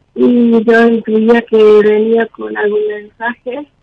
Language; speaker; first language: Spanish; native; Spanish